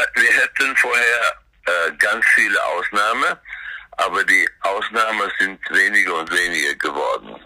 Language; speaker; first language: German; non-native, fluent; Swedish